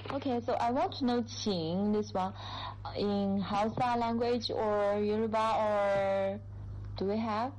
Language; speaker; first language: English; non-native, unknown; Chinese